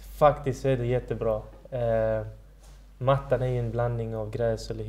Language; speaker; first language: Swedish; early bilingual, other home language; Persian